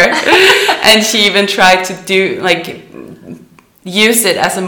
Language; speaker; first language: English; non-native, fluent; Danish